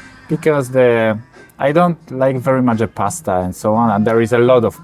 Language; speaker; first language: English; non-native, learner; Polish